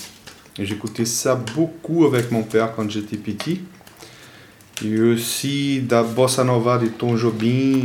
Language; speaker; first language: French; non-native, fluent; Portuguese